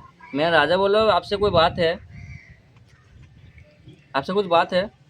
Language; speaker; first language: Hindi; non-native, local second language; Bangla